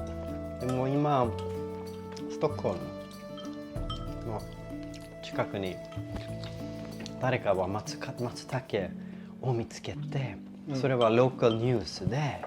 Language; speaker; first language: Japanese; non-native, fluent; Swedish